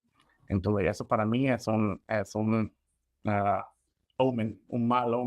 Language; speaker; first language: Spanish; non-native, fluent; English